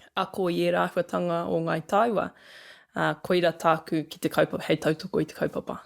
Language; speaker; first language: Māori; native; Māori